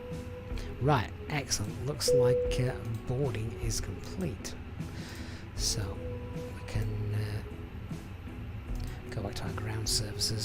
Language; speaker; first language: English; native; English